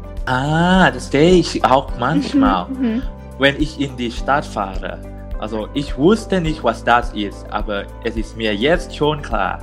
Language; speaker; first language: German; non-native, learner; Thai